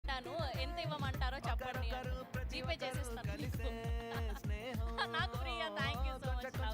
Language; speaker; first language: Telugu; native; Telugu